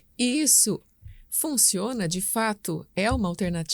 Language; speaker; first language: Portuguese; native; Portuguese